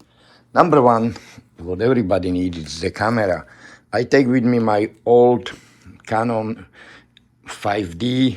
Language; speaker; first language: English; non-native, learner; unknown